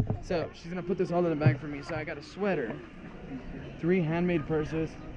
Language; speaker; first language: English; native; English